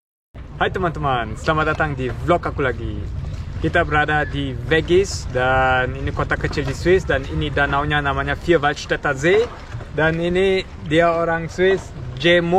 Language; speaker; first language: Indonesian; early bilingual, heritage; Indonesian